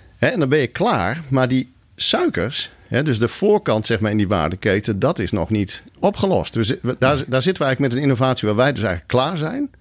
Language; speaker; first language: Dutch; native; Dutch